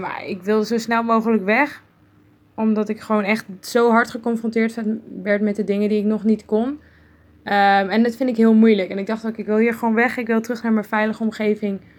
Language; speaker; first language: Dutch; native; Dutch